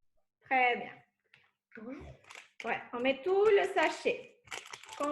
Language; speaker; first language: French; non-native, fluent; Spanish